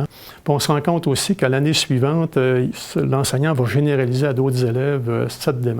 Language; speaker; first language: French; native; French